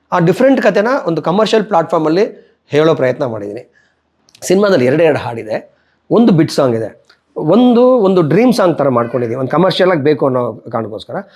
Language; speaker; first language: Kannada; native; Kannada